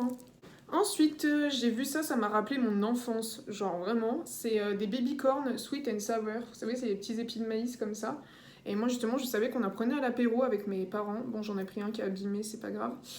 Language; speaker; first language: French; native; French